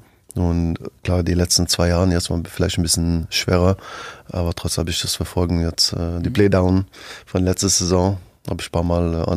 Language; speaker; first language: German; non-native, fluent; French